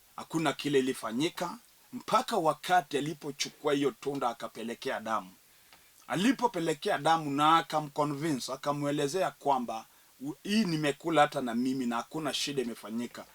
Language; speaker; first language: Swahili; non-native, local second language; Luo (Kenya and Tanzania)